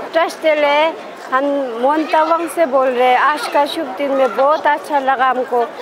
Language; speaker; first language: Hindi; non-native, local second language; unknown